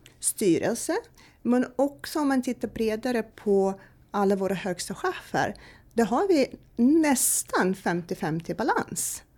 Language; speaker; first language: Swedish; non-native, fluent; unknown